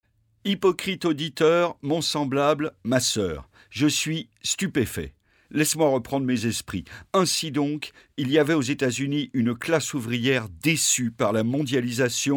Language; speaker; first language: French; native; French